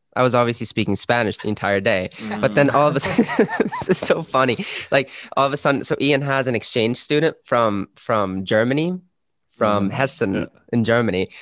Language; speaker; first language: English; non-native, fluent; Swedish